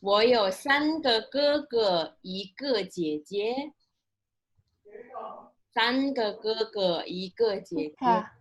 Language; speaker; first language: Chinese; non-native, fluent; Indonesian